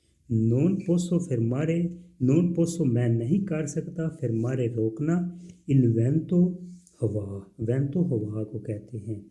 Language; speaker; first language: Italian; non-native, fluent; Punjabi